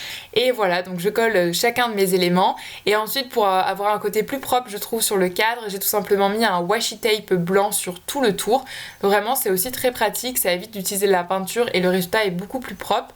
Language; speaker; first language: French; native; French